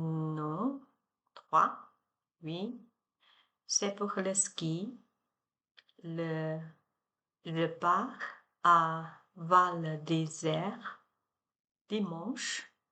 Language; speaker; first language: French; non-native, learner; Chinese